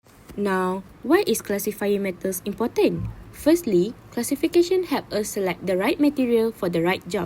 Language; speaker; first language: English; non-native, local second language; Malay